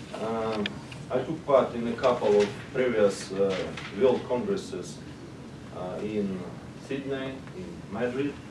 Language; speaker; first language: English; non-native, learner; Russian